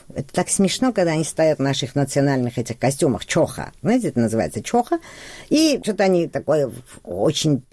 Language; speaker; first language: Russian; non-native, local second language; Georgian